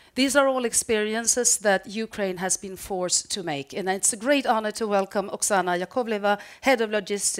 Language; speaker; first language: English; non-native, fluent; Swedish